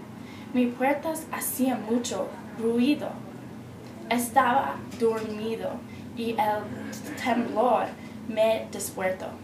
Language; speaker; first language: Spanish; non-native, learner; English